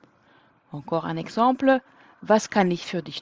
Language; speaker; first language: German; non-native, fluent; French